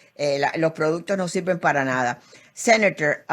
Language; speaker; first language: Spanish; native; Spanish